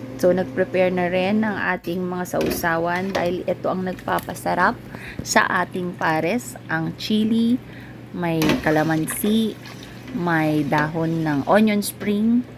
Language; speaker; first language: Filipino; non-native, local second language; Iloko